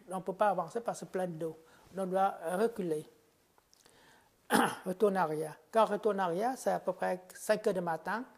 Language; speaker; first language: French; non-native, fluent; Khmer